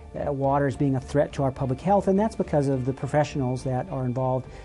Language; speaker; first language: English; native; English